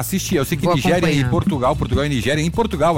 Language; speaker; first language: Portuguese; native; Portuguese